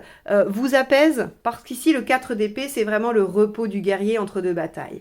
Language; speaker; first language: French; native; French